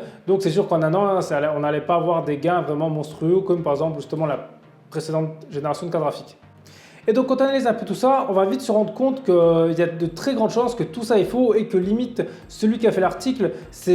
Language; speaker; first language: French; native; French